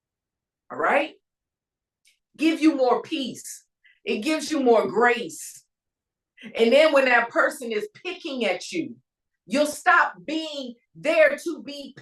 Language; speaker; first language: English; native; English